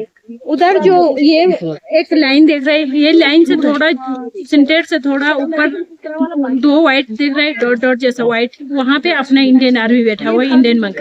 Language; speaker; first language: Hindi; non-native, local second language; Balti